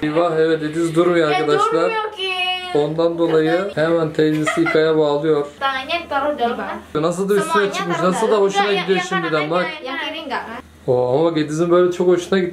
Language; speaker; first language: Turkish; native; Turkish